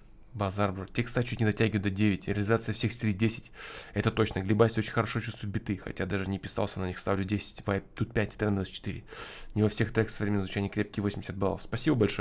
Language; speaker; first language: Russian; native; Russian